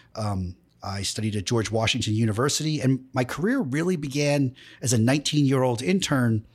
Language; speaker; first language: English; native; English